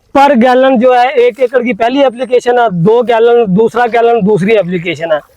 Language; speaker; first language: Urdu; non-native, local second language; Punjabi